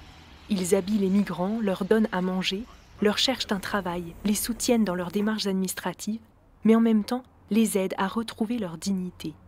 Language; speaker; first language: French; native; French